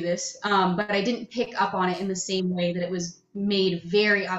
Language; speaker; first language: English; native; English